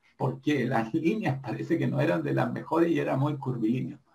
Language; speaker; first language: Spanish; native; Spanish